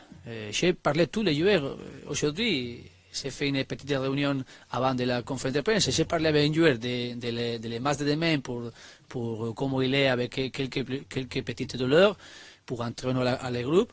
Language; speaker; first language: French; non-native, learner; Spanish